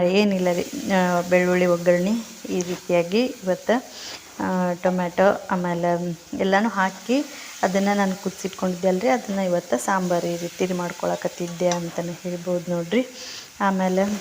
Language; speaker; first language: Kannada; native; Kannada